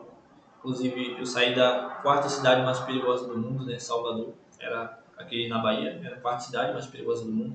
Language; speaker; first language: Portuguese; native; Portuguese